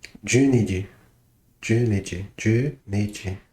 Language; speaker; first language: Japanese; non-native, learner; French